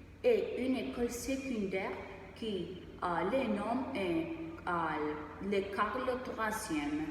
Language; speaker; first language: French; non-native, learner; Spanish